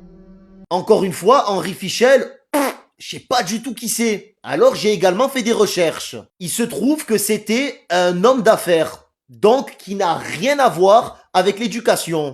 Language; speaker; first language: French; native; French